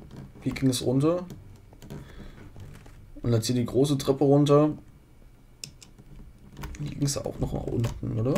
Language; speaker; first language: German; native; German